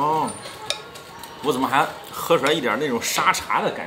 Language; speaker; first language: Chinese; native; Chinese